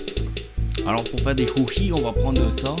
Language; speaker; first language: French; native; French